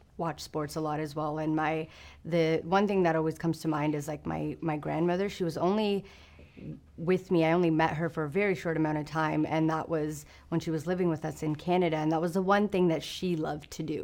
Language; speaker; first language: English; native; English